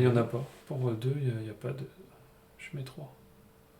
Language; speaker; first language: French; native; French